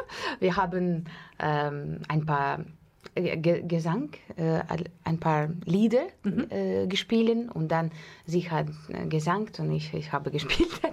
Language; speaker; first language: German; non-native, learner; Russian